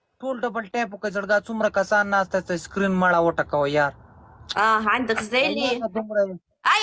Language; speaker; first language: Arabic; non-native, learner; Pashto